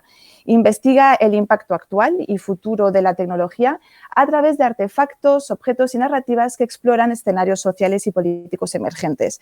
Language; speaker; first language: Spanish; native; Spanish